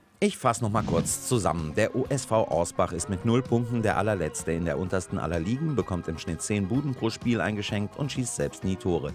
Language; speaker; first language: German; native; German